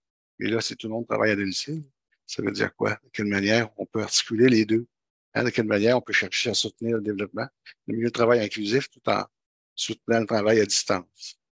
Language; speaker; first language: French; native; French